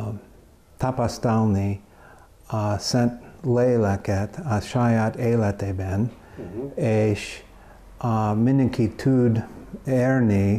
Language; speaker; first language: Hungarian; non-native, learner; English